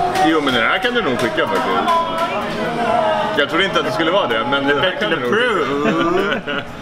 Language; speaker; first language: Swedish; native; Swedish